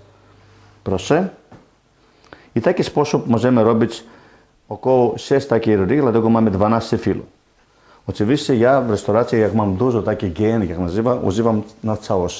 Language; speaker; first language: Polish; non-native, fluent; Greek